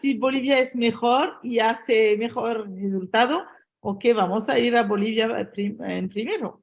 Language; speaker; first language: Spanish; non-native, fluent; French